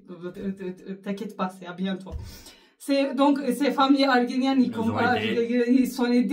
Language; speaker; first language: French; non-native, learner; Arabic